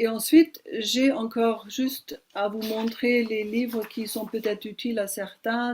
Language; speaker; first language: French; non-native, fluent; German